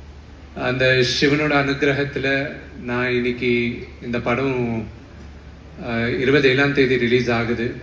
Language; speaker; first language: Tamil; non-native, local second language; Telugu